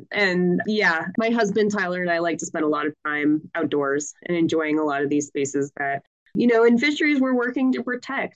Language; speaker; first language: English; native; English